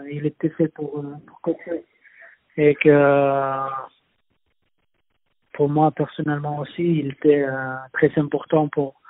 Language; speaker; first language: French; non-native, fluent; Swedish